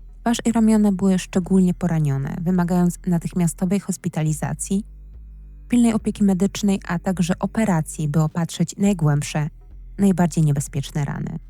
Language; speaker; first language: Polish; native; Polish